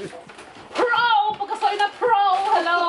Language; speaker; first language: Spanish; early bilingual, heritage; English